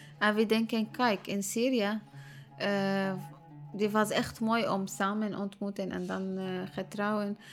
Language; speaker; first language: Dutch; non-native, learner; Arabic